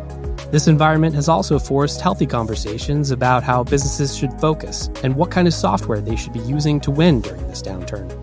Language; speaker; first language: English; native; English